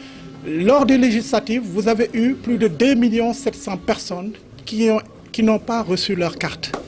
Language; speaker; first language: French; non-native, local second language; Wolof